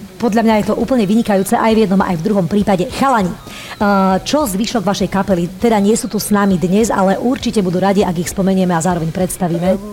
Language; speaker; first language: Slovak; native; Slovak